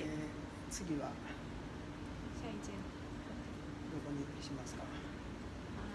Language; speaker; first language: Chinese; non-native, learner; Japanese